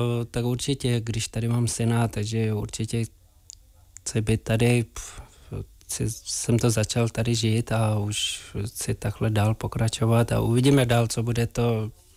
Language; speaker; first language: Czech; non-native, fluent; Tibetan